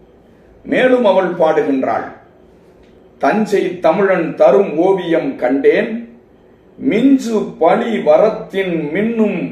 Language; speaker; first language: Tamil; native; Tamil